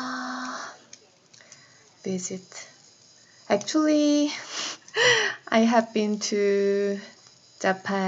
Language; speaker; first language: English; non-native, learner; Korean